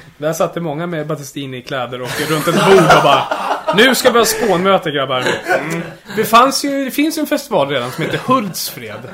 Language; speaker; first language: Swedish; native; Swedish